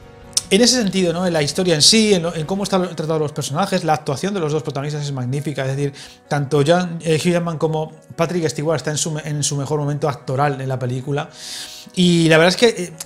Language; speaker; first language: Spanish; native; Spanish